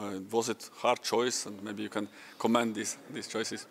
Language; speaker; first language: English; non-native, fluent; Latvian